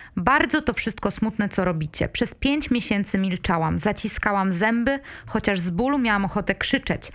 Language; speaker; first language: Polish; native; Polish